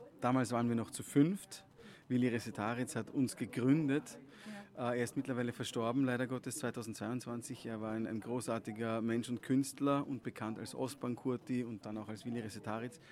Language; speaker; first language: German; non-native, local second language; Croatian